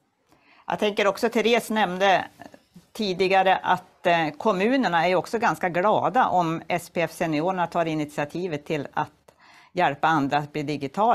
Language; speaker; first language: Swedish; native; Swedish